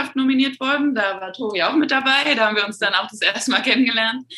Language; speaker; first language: German; native; German